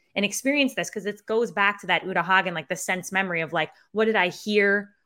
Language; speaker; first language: English; native; English